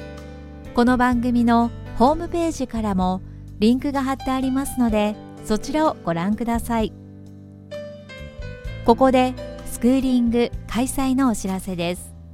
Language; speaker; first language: Japanese; native; Japanese